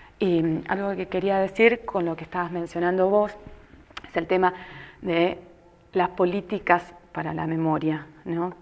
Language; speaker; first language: Spanish; native; Spanish